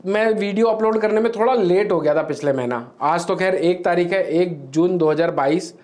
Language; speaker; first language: Hindi; native; Hindi